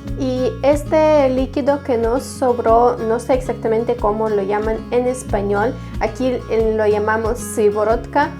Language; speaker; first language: Spanish; non-native, fluent; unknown